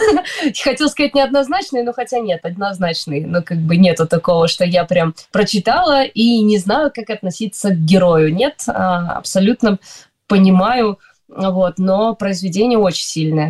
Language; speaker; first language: Russian; native; Russian